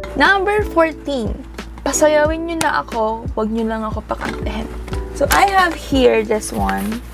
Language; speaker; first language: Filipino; early bilingual, heritage; Japanese